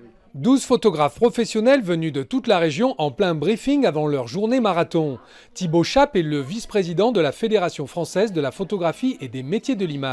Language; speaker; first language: French; native; French